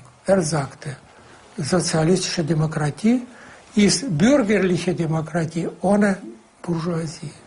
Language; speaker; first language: German; non-native, fluent; Russian